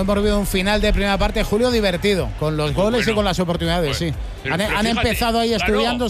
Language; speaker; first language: Spanish; native; Spanish